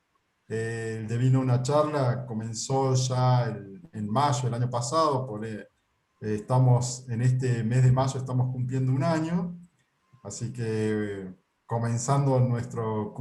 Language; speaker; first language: Spanish; native; Spanish